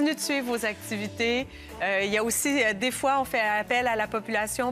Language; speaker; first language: French; native; French